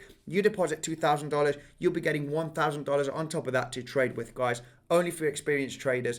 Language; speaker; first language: English; native; English